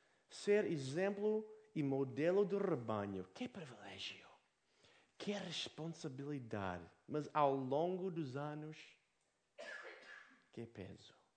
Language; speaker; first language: Portuguese; non-native, fluent; English